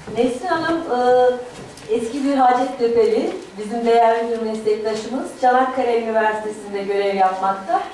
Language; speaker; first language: Turkish; native; Turkish